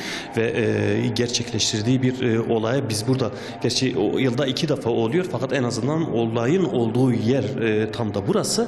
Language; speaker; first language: Turkish; native; Turkish